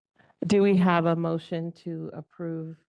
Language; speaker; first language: English; native; English